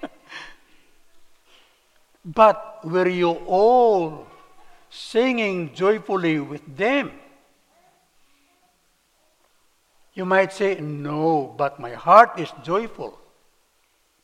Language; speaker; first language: English; non-native, local second language; Cebuano